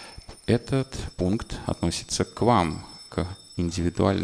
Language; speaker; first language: Russian; native; Russian